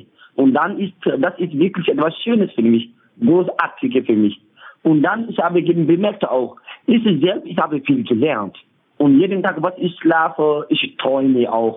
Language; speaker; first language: German; non-native, learner; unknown